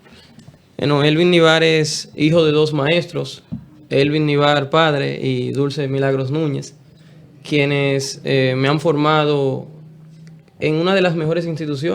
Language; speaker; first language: Spanish; native; Spanish